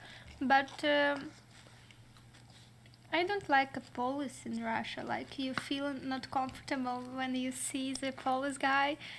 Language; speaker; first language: English; non-native, learner; Russian